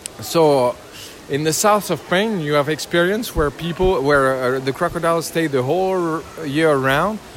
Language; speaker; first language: English; non-native, learner; French